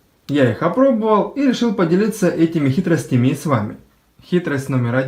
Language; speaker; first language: Russian; native; Russian